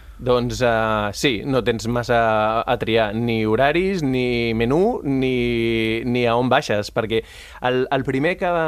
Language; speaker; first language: Catalan; early bilingual, other home language; Spanish